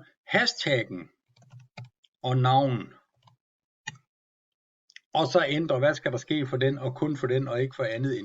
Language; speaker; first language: Danish; native; Danish